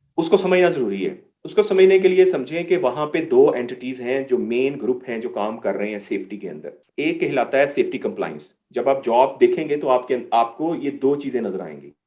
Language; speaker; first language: Urdu; native; Urdu